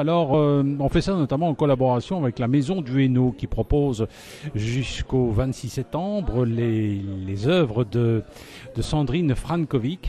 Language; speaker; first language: French; native; French